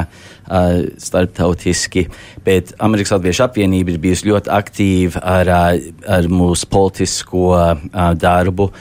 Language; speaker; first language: Latvian; early bilingual, heritage; Latvian